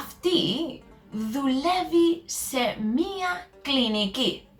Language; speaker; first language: Greek; non-native, learner; English